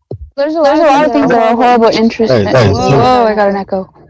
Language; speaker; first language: English; native; English